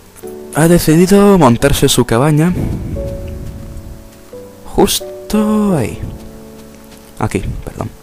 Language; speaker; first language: Spanish; native; Spanish